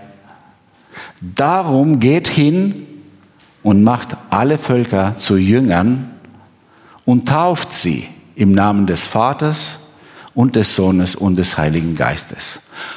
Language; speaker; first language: German; non-native, fluent; Albanian